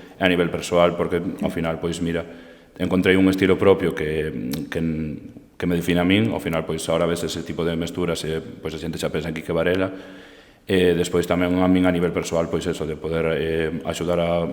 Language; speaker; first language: Galician; non-native, local second language; Spanish